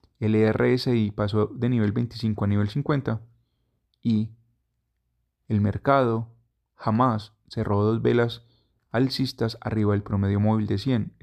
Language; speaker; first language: Spanish; native; Spanish